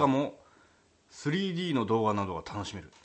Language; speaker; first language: Japanese; native; Japanese